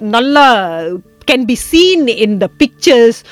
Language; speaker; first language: Tamil; early bilingual, heritage; Tamil